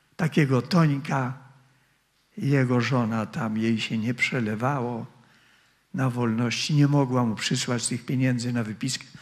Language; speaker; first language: Polish; native; Polish